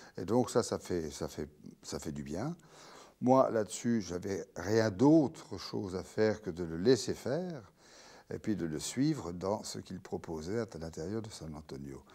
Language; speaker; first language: French; native; French